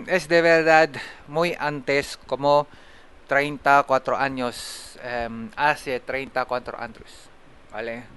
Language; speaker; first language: Spanish; non-native, fluent; Japanese